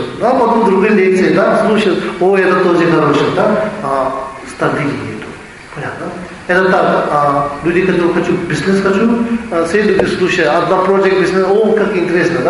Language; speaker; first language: Russian; non-native, learner; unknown